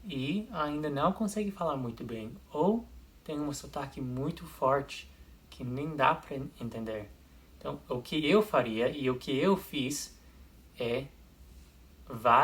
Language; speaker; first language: Portuguese; non-native, fluent; English